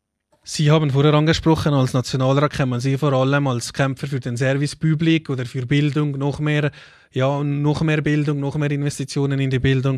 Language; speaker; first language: German; native; German